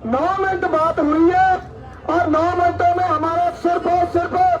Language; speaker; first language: Hindi; native; Hindi